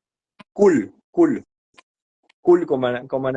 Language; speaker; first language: French; non-native, fluent; Spanish